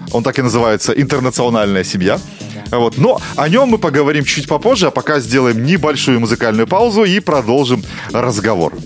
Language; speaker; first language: Russian; native; Russian